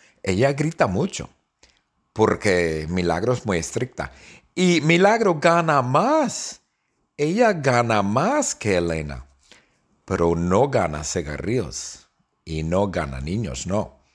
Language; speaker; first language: Spanish; non-native, fluent; English